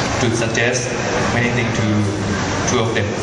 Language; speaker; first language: English; non-native, learner; Thai